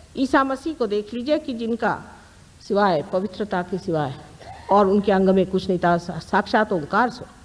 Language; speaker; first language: Hindi; non-native, local second language; Marathi